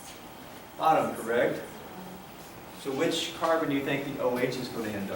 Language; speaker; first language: English; native; English